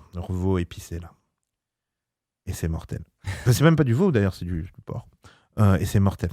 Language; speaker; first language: French; native; French